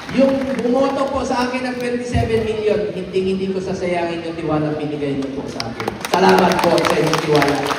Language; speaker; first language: Filipino; non-native, local second language; Cebuano